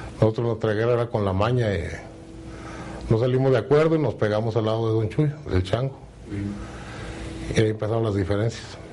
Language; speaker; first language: Spanish; native; Spanish